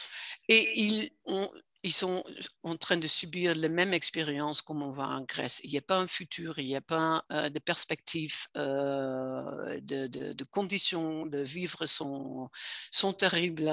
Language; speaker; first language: French; non-native, fluent; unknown